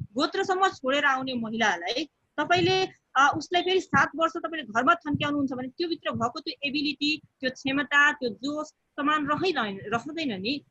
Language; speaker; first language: Nepali; non-native, local second language; Bhojpuri